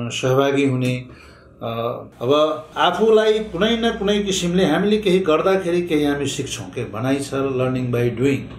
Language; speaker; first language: Nepali; non-native, local second language; Maithili